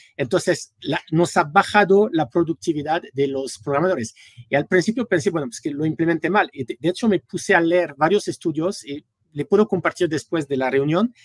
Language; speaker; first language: Spanish; non-native, fluent; French